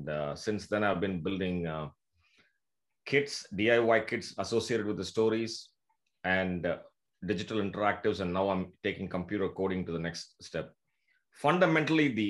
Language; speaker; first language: English; non-native, local second language; Tamil